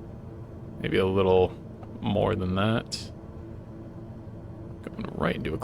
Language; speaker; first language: English; native; English